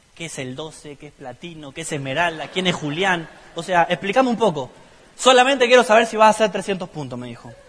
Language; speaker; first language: Spanish; native; Spanish